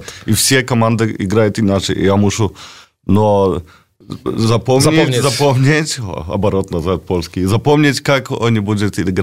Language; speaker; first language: Russian; non-native, learner; Polish